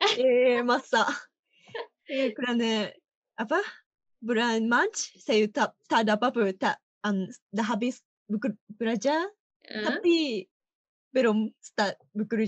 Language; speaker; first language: Indonesian; non-native, learner; Japanese